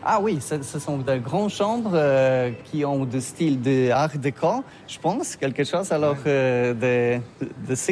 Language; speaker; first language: French; non-native, learner; Polish